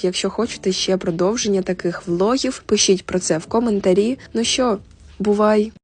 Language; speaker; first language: Ukrainian; native; Ukrainian